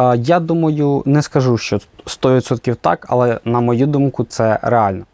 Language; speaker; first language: Ukrainian; native; Ukrainian